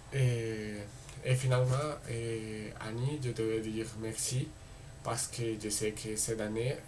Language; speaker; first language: French; non-native, learner; Spanish